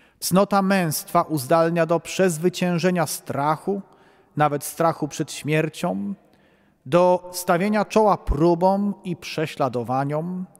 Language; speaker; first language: Polish; native; Polish